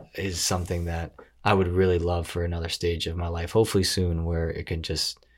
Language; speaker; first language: English; native; English